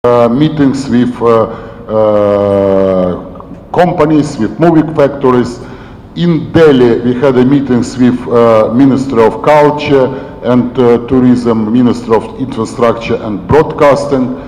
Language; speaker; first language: English; non-native, learner; Ukrainian